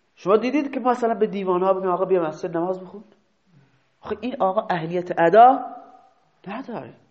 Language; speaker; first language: Persian; non-native, local second language; Baluchi